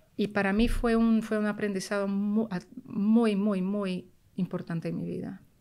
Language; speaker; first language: Spanish; early bilingual, heritage; Spanish